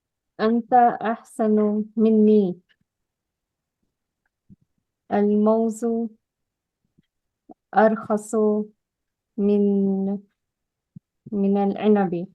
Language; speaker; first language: Arabic; non-native, learner; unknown